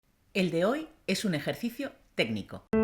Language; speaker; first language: Spanish; native; Spanish